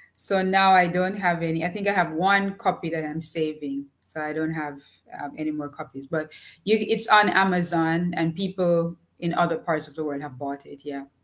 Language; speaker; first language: English; native; English